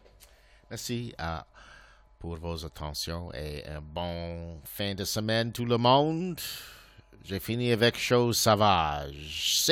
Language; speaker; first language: French; non-native, local second language; English